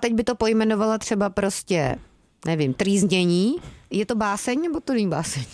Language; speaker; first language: Czech; native; Czech